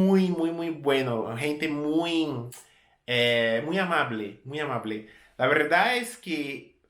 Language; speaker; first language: Spanish; non-native, fluent; Portuguese